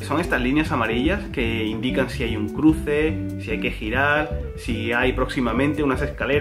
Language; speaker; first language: Spanish; native; Spanish